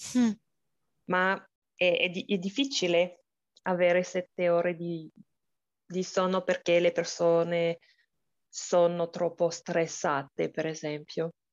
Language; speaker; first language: Italian; non-native, learner; English